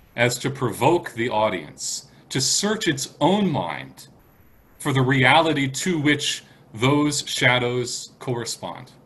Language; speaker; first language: English; native; English